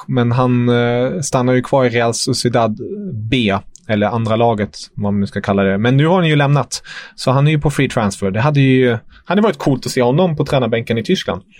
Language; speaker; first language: Swedish; native; Swedish